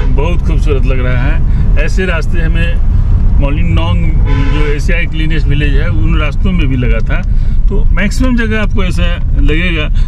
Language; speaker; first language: Hindi; native; Hindi